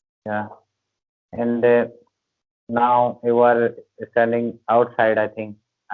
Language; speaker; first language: English; non-native, learner; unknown